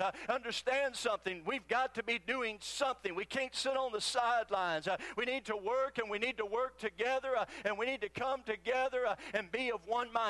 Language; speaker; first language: English; native; English